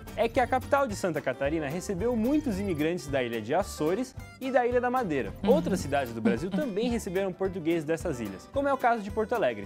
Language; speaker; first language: Portuguese; native; Portuguese